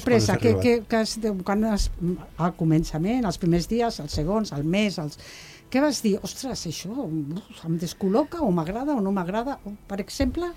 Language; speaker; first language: Catalan; native; Catalan